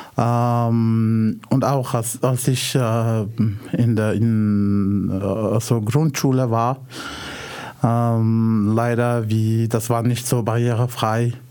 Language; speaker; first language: German; non-native, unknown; Arabic